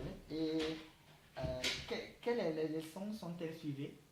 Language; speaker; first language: French; non-native, learner; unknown